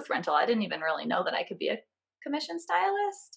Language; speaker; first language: English; native; English